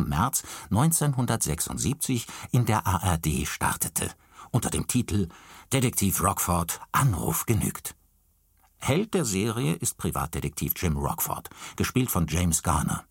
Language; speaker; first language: German; native; German